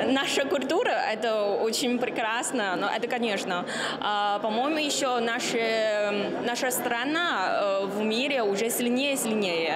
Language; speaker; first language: Russian; non-native, learner; Chinese